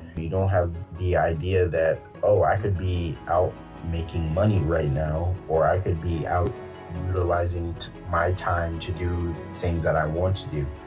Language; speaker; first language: English; native; English